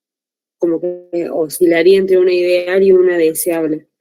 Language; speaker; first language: Spanish; native; Spanish